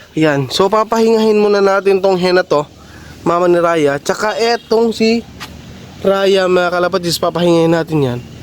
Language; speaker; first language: Filipino; non-native, local second language; Cebuano